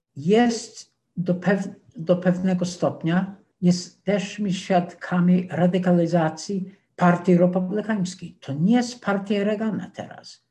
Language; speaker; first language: Polish; non-native, fluent; English